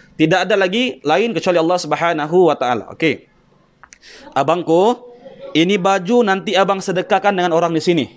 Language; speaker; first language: Malay; native; Malay